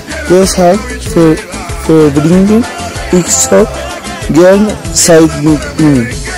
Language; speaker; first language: German; non-native, learner; Spanish